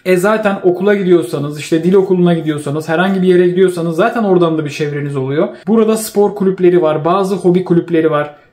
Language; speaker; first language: Turkish; native; Turkish